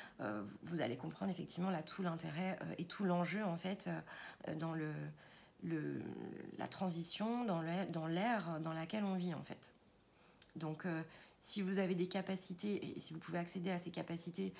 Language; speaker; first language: French; native; French